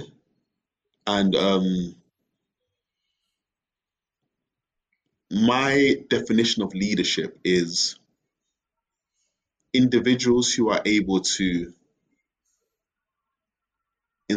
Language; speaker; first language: English; native; English